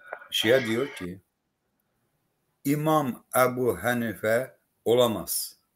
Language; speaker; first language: Turkish; non-native, learner; Azerbaijani